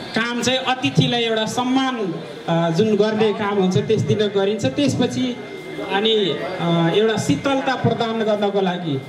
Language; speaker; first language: Nepali; non-native, local second language; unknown